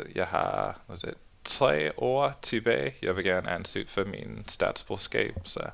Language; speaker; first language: Danish; non-native, learner; English